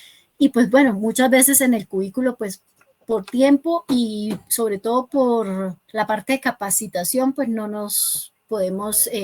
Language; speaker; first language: Spanish; native; Spanish